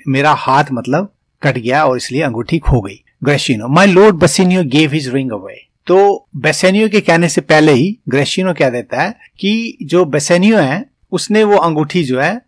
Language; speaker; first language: Hindi; native; Hindi